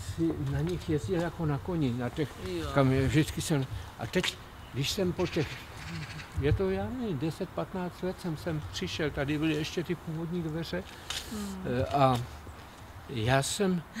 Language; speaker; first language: Czech; native; Czech